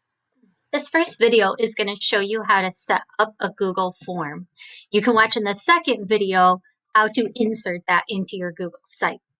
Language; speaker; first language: English; native; English